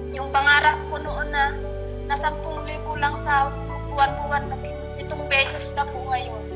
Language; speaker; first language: Filipino; non-native, local second language; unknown